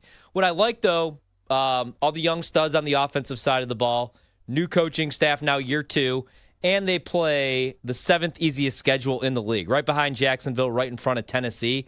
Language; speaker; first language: English; native; English